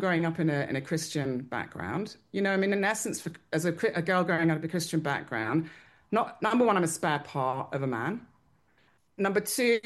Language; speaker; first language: English; native; English